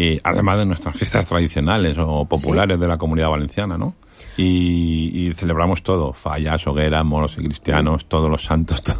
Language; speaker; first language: Spanish; native; Spanish